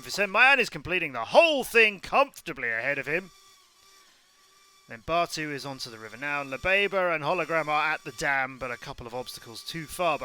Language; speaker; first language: English; native; English